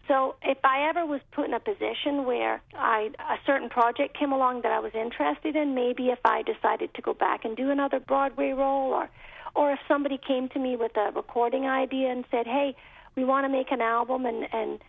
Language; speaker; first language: English; native; English